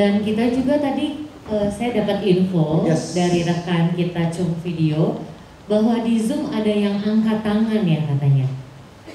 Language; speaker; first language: Indonesian; native; Indonesian